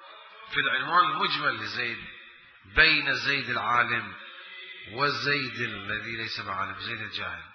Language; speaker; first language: Arabic; native; Arabic